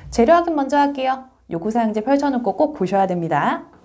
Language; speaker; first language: Korean; native; Korean